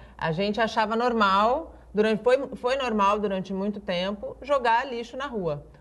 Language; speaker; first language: Portuguese; native; Portuguese